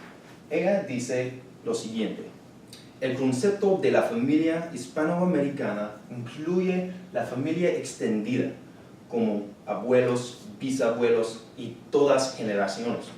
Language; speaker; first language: Spanish; non-native, learner; English